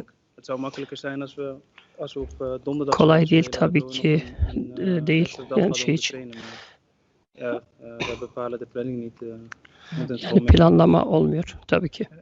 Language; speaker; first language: Turkish; early bilingual, heritage; Turkish